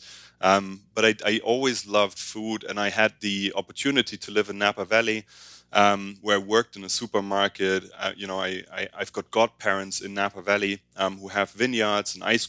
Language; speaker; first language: English; non-native, fluent; German